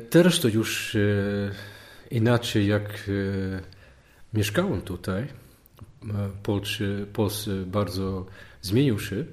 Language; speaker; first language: Polish; non-native, learner; Dutch